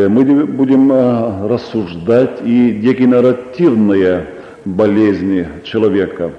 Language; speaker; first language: Russian; non-native, local second language; Estonian